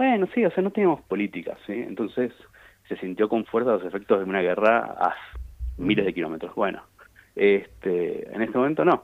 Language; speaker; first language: Spanish; native; Spanish